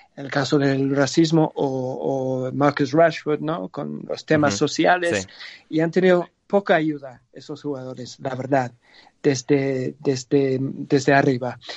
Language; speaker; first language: Spanish; non-native, fluent; English